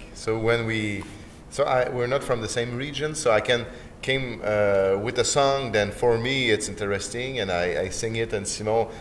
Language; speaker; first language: English; non-native, fluent; French